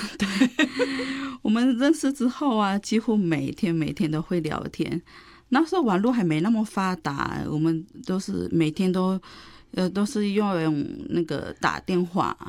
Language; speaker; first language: Chinese; early bilingual, heritage; Chinese